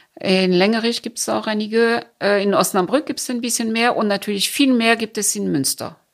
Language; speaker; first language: German; non-native, fluent; French